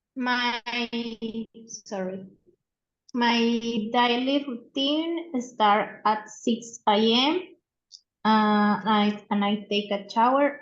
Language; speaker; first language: English; non-native, learner; Spanish